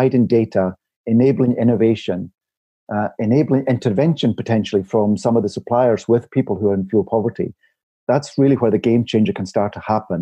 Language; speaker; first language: English; native; English